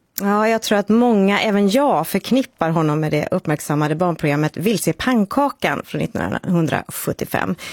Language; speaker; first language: Swedish; native; Swedish